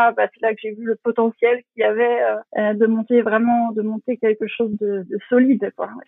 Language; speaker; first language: French; native; French